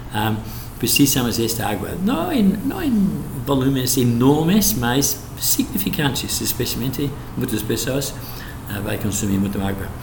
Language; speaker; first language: Portuguese; non-native, fluent; English